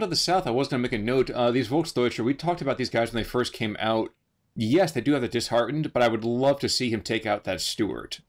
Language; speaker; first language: English; native; English